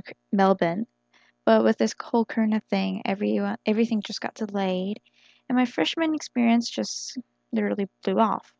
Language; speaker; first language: English; non-native, fluent; Korean